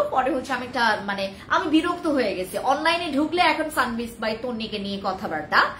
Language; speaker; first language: Bangla; non-native, local second language; Khasi